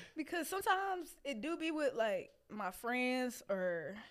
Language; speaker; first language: English; early bilingual, other home language; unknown